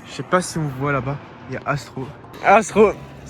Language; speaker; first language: French; native; French